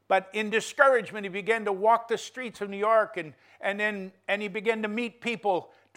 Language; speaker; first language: English; native; English